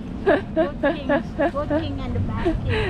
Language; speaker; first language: English; non-native, fluent; Thai